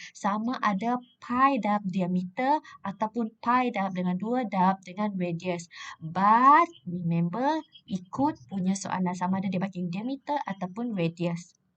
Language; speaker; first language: Malay; native; Malay